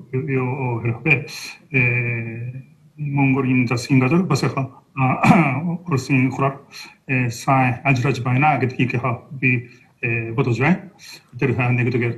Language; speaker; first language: Mongolian; non-native, fluent; Japanese